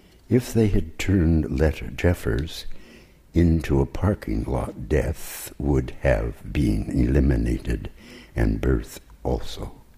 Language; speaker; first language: English; native; English